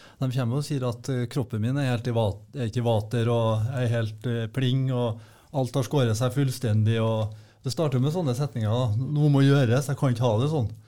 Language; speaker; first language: Norwegian; native; Norwegian